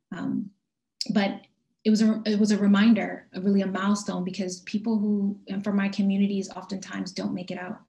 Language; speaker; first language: English; native; English